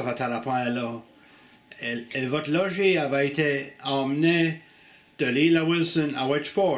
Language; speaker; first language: French; native; French